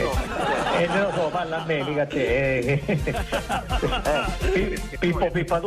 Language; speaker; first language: Italian; native; Italian